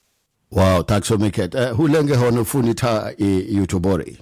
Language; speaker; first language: Swedish; non-native, fluent; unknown